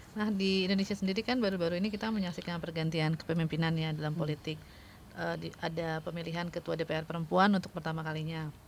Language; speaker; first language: Indonesian; native; Indonesian